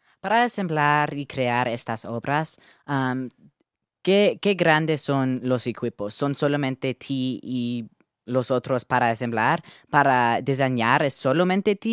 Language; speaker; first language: Spanish; non-native, learner; English